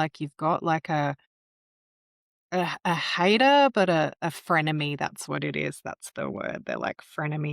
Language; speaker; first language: English; native; English